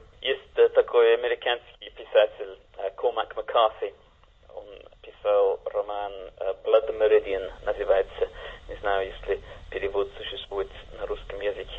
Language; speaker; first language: Russian; non-native, fluent; English